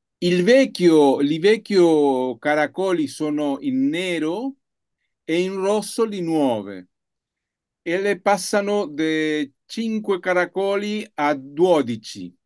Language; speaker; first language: Italian; non-native, learner; Spanish